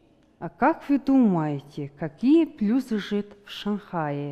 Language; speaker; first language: Russian; non-native, fluent; Mongolian